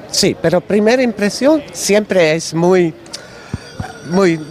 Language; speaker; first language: Spanish; non-native, learner; Dutch